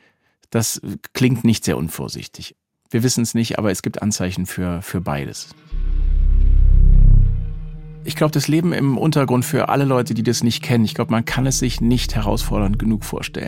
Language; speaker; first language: German; native; German